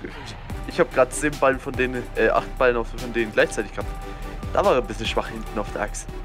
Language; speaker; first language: German; native; German